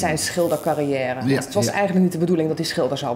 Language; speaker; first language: Dutch; native; Dutch